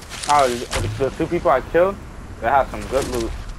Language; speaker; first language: English; early bilingual, other home language; Spanish